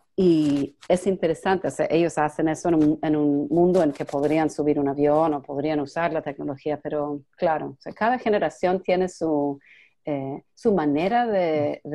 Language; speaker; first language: Spanish; non-native, fluent; English